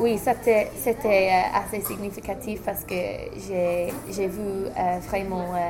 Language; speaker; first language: French; non-native, fluent; English